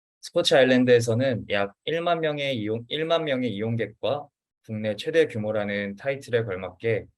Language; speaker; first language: Korean; native; Korean